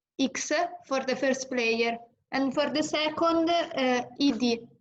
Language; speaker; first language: English; non-native, learner; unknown